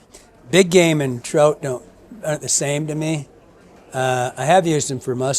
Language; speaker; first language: English; native; English